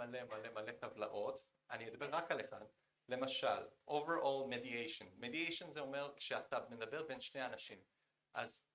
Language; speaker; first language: Hebrew; non-native, fluent; Korean